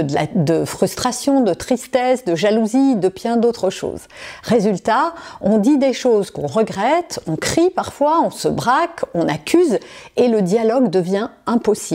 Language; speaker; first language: French; native; French